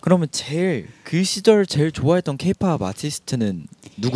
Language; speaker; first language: Korean; native; Korean